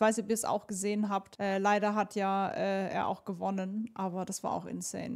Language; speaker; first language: German; native; German